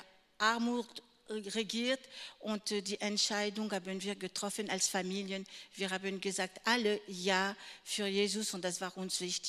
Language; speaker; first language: German; non-native, fluent; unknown